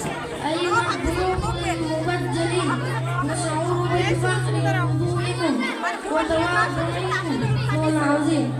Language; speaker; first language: Arabic; non-native, learner; Bangla